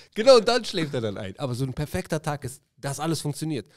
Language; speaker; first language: German; early bilingual, other home language; Arabic